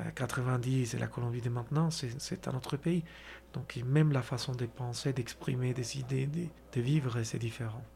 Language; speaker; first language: French; non-native, fluent; Spanish